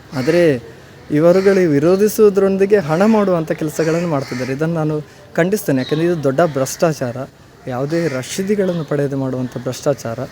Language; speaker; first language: Kannada; non-native, local second language; Tulu